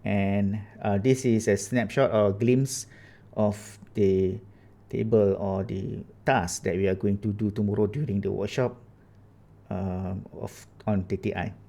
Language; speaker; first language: English; non-native, local second language; Malay